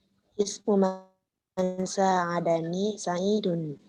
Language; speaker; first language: Arabic; non-native, learner; Indonesian